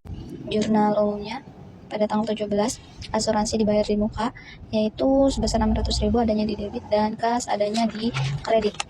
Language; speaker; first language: Indonesian; native; Indonesian